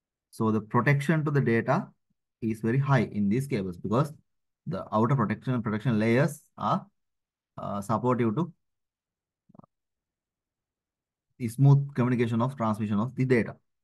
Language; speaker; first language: English; non-native, local second language; Sinhala